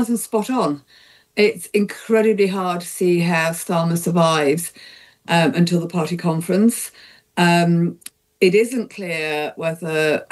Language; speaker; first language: English; native; English